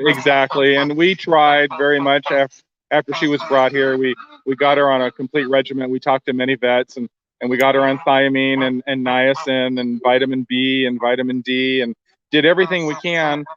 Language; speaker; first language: English; native; English